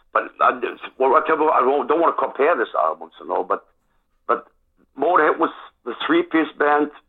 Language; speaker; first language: English; non-native, fluent; German